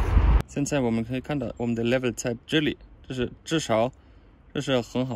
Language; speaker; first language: Chinese; non-native, fluent; German